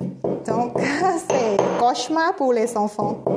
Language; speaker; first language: French; non-native, learner; Thai